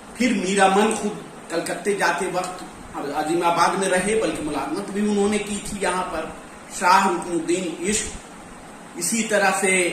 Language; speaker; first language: Urdu; native; Urdu